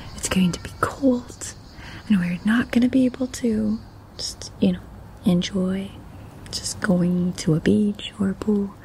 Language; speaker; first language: English; non-native, fluent; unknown